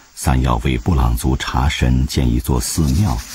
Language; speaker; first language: Chinese; native; Chinese